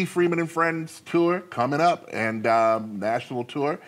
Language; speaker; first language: English; native; English